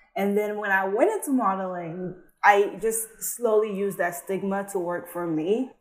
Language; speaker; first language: English; early bilingual, other home language; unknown